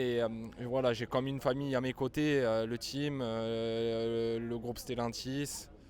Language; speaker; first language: French; native; French